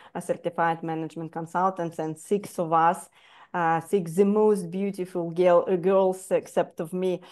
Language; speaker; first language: English; non-native, fluent; Ukrainian